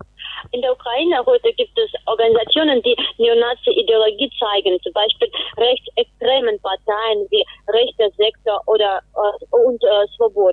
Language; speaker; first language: German; non-native, fluent; Russian